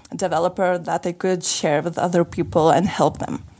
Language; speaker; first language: English; non-native, fluent; Lithuanian